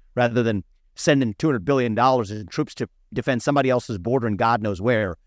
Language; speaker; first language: English; early bilingual, other home language; Hindi